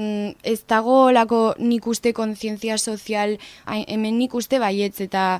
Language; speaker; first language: Basque; non-native, learner; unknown